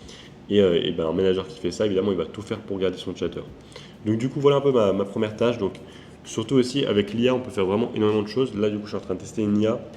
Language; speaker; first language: French; native; French